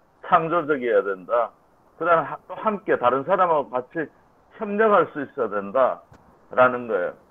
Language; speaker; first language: Korean; native; Korean